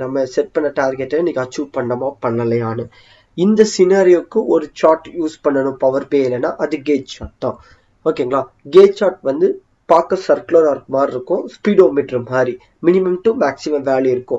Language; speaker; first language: Tamil; native; Tamil